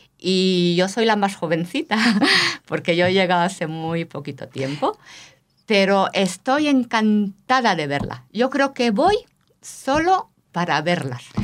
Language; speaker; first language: Spanish; native; Spanish